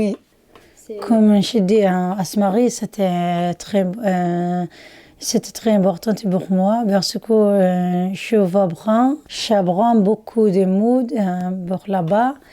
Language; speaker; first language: French; non-native, learner; Somali